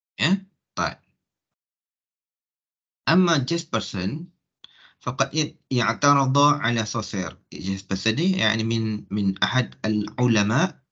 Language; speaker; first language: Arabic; non-native, fluent; Malay